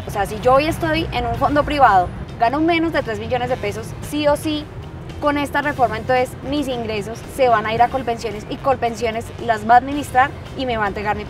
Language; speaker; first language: Spanish; native; Spanish